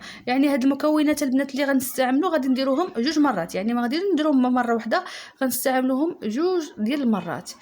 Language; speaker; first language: Arabic; native; Arabic